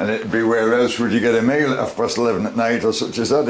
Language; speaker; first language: English; native; English